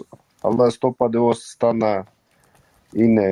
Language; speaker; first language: Swedish; non-native, local second language; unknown